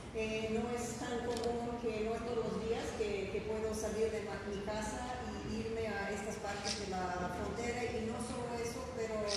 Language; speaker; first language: Spanish; non-native, fluent; English